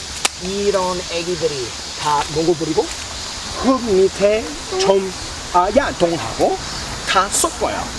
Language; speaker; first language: Korean; non-native, learner; English